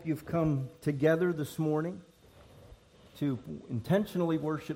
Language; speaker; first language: English; native; English